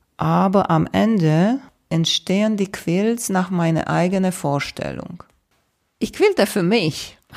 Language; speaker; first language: German; non-native, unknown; Romanian